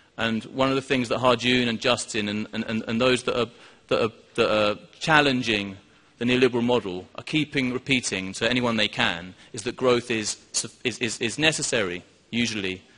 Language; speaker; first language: English; native; English